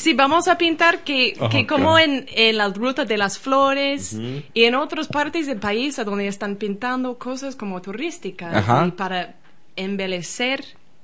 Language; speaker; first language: Spanish; non-native, learner; English